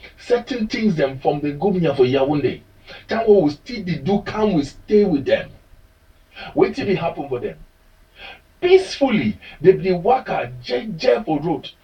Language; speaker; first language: Nigerian Pidgin; native; Nigerian Pidgin